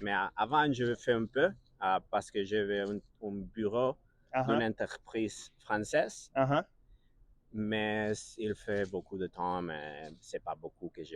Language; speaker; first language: French; non-native, learner; Catalan